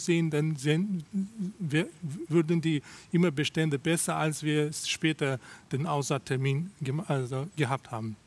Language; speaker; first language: German; non-native, fluent; Russian